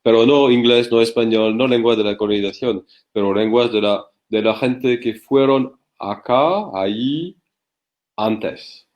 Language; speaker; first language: Spanish; non-native, learner; French